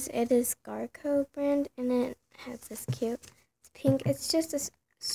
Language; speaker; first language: English; native; English